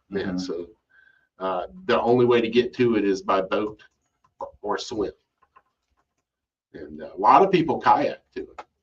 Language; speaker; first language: English; native; English